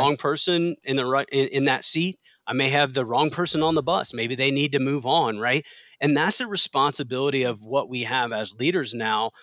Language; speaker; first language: English; native; English